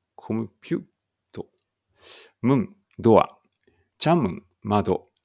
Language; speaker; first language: Japanese; native; Japanese